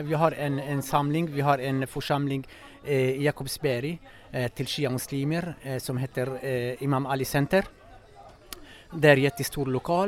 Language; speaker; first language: Swedish; non-native, fluent; Arabic